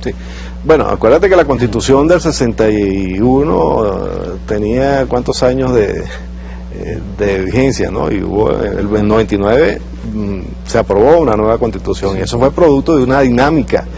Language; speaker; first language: Spanish; native; Spanish